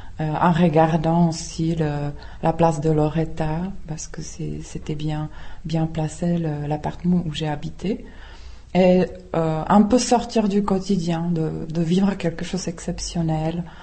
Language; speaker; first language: French; non-native, fluent; Czech